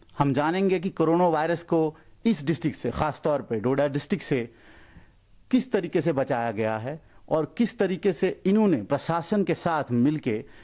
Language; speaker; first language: Hindi; non-native, local second language; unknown